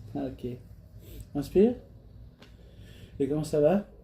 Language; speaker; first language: French; native; French